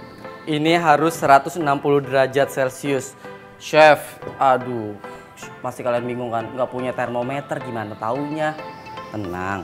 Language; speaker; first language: Indonesian; native; Indonesian